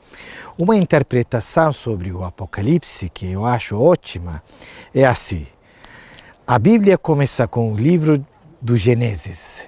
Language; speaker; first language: Portuguese; non-native, fluent; Turkish